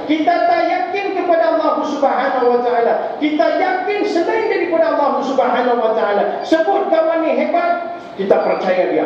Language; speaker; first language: Malay; non-native, local second language; Tamil